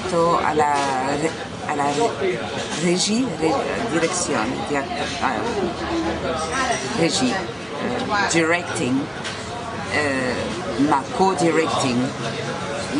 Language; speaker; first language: Italian; non-native, learner; French